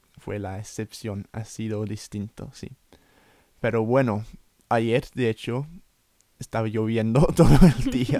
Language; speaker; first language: Spanish; non-native, fluent; English